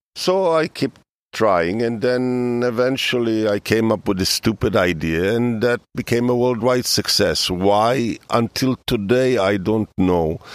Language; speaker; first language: English; early bilingual, other home language; Hebrew